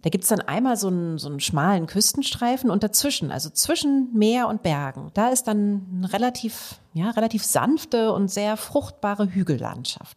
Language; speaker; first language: German; native; German